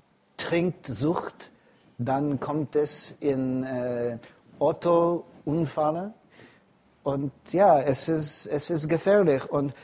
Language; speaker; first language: German; non-native, fluent; English